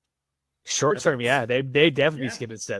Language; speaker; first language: English; native; English